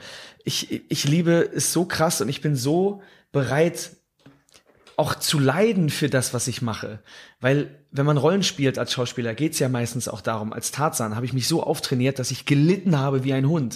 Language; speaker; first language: German; native; German